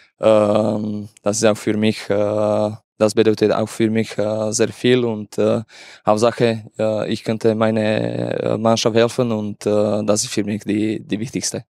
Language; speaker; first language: German; non-native, learner; Slovak